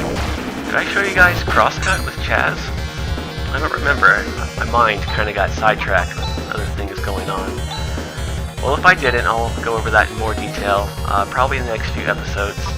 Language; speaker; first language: English; native; English